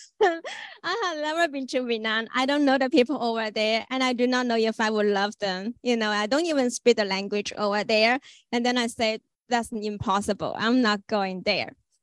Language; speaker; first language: English; non-native, fluent; Chinese